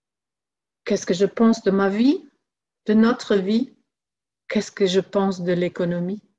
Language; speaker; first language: French; non-native, fluent; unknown